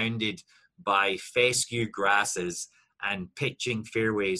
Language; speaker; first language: English; native; English